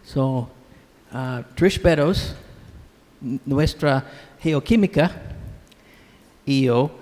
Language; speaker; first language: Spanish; non-native, learner; English